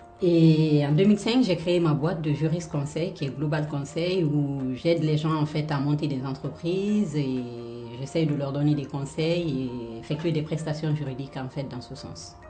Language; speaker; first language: French; non-native, local second language; Fula